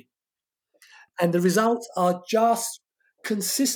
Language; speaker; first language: English; non-native, fluent; French